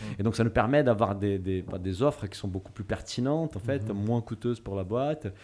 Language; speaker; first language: French; non-native, fluent; Portuguese